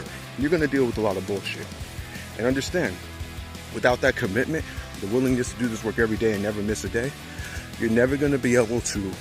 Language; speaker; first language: English; native; English